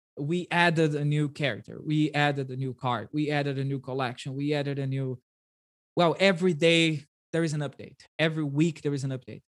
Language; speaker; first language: English; non-native, fluent; Portuguese